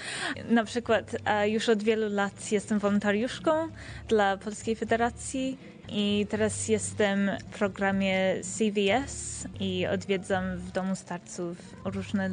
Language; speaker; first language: Polish; early bilingual, heritage; Polish